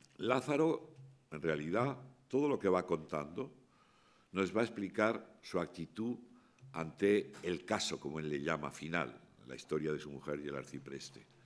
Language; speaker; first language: Spanish; native; Spanish